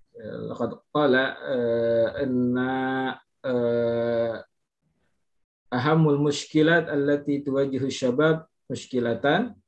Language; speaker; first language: Arabic; non-native, fluent; Indonesian